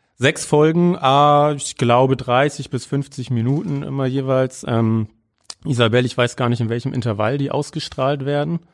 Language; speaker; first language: German; native; German